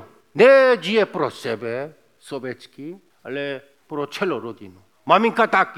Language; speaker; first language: Czech; non-native, fluent; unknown